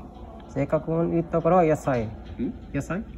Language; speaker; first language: Japanese; non-native, learner; Indonesian